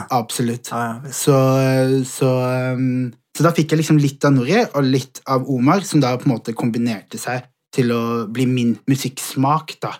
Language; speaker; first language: Norwegian; early bilingual, other home language; Somali